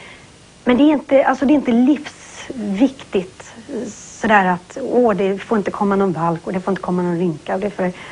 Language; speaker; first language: Swedish; native; Swedish